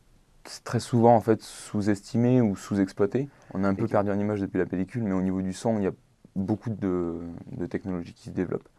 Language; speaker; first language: French; native; French